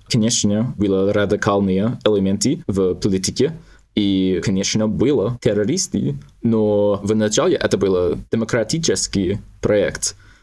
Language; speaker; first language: Russian; non-native, learner; English